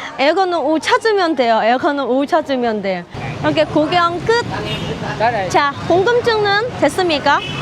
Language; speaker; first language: Korean; non-native, fluent; Vietnamese